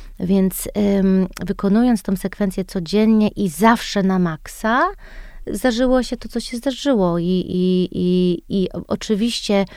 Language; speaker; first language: Polish; early bilingual, heritage; Polish